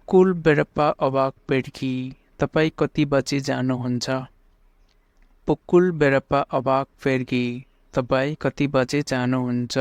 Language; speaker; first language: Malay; non-native, fluent; Nepali